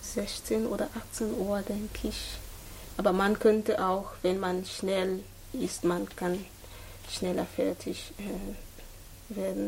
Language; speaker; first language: German; non-native, fluent; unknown